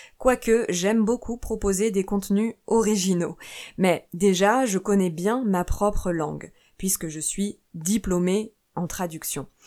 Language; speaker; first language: French; native; French